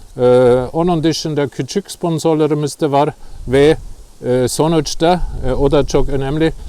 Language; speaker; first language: Turkish; non-native, fluent; German